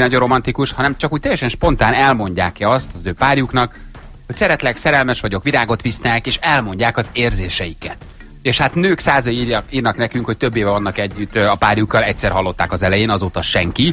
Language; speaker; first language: Hungarian; native; Hungarian